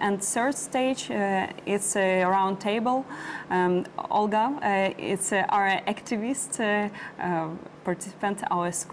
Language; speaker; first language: English; non-native, learner; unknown